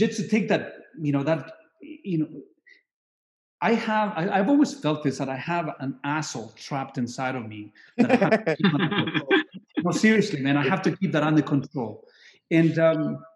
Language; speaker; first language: English; non-native, fluent; Spanish